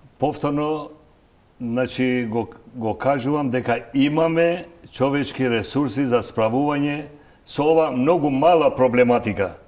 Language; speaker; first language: Macedonian; non-native, local second language; Albanian